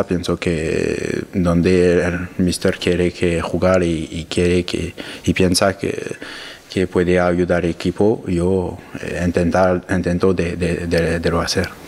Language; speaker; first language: Spanish; non-native, learner; French